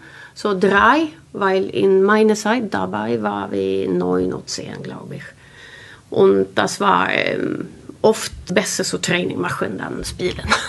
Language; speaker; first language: German; non-native, learner; Swedish